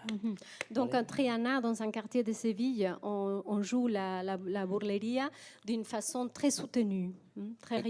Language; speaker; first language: French; non-native, fluent; Spanish